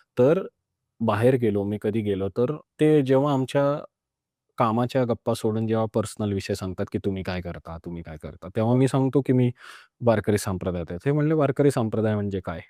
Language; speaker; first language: Marathi; non-native, local second language; Punjabi